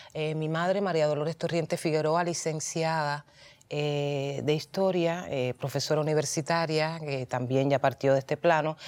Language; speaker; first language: Spanish; native; Spanish